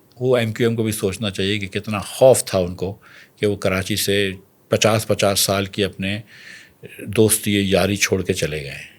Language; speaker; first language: Urdu; native; Urdu